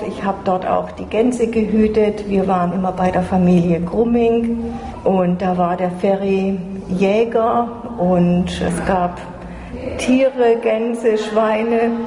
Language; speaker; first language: German; native; German